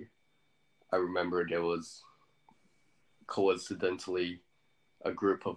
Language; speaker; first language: English; native; English